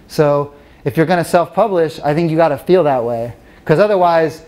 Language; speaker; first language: English; native; English